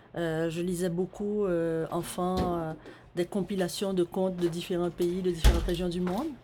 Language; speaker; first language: French; native; French